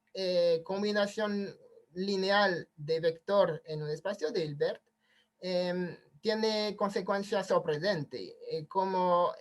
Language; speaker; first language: Spanish; non-native, fluent; French